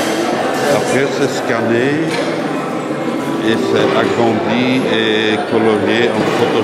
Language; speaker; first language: French; non-native, local second language; Dutch